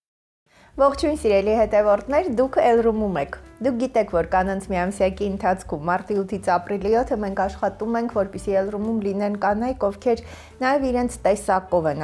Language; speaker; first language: Armenian; native; Armenian